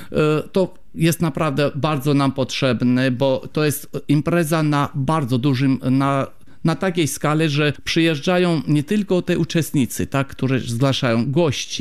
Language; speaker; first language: Polish; non-native, fluent; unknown